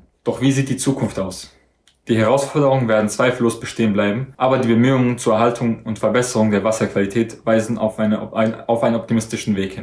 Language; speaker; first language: German; native; German